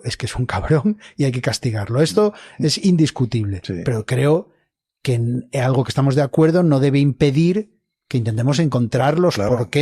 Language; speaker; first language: Spanish; native; Spanish